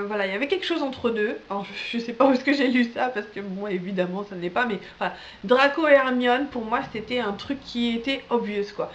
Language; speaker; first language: French; native; French